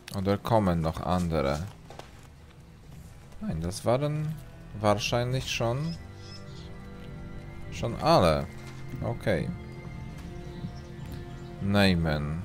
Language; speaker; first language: German; non-native, learner; Polish